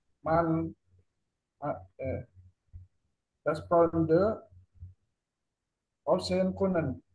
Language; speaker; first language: German; non-native, learner; Indonesian